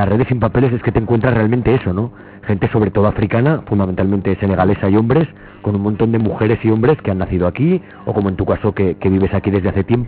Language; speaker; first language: Spanish; native; Spanish